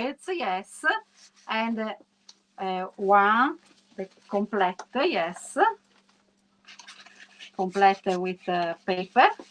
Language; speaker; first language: English; non-native, learner; Italian